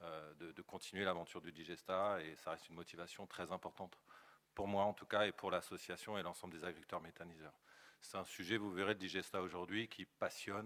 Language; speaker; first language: French; native; French